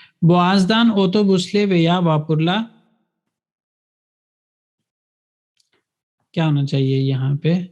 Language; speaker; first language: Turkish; non-native, fluent; Urdu